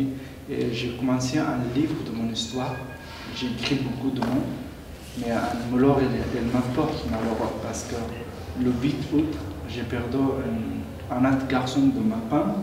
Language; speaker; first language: French; non-native, learner; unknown